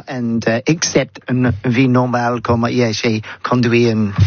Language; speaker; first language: French; non-native, learner; English